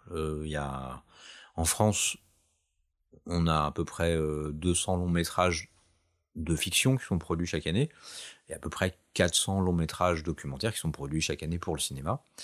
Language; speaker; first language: French; native; French